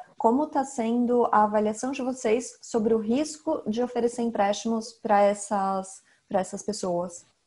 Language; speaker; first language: Portuguese; native; Portuguese